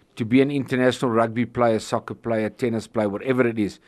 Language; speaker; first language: English; native; English